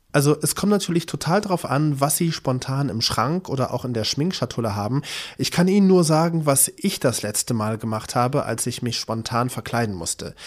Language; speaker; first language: German; native; German